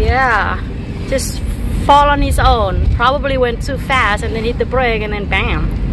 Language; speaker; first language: English; non-native, fluent; Javanese